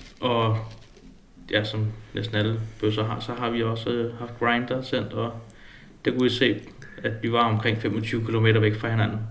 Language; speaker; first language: Danish; early bilingual, other home language; Kalaallisut